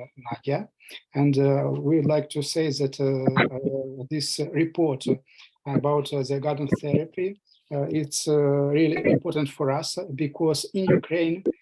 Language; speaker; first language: English; non-native, fluent; Russian